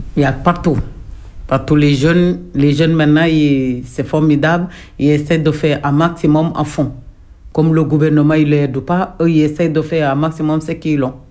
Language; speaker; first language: French; non-native, local second language; Jola-Fonyi